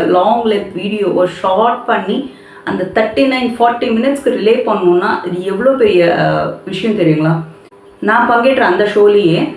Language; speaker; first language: Tamil; non-native, local second language; Telugu